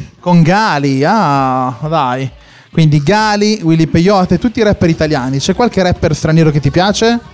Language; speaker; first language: Italian; native; Italian